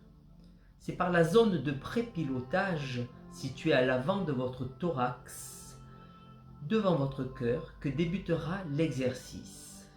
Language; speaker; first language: French; native; French